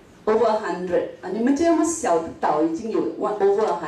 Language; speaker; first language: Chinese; non-native, local second language; Min Nan Chinese